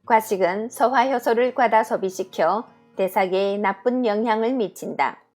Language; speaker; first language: Korean; native; Korean